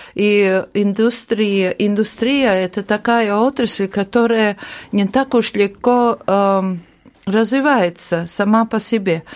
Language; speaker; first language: Russian; non-native, local second language; Latvian